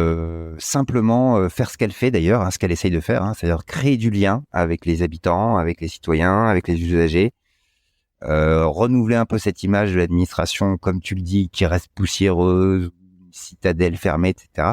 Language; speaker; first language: French; native; French